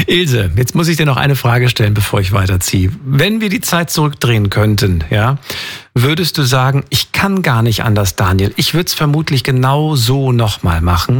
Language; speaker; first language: German; native; German